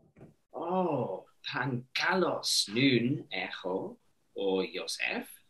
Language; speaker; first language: Greek; non-native, learner; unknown